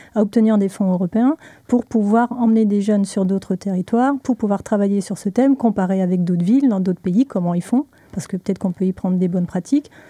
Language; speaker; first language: French; non-native, fluent; Spanish